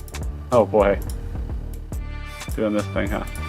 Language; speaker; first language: English; native; English